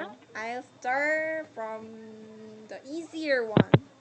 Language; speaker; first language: English; non-native, learner; Korean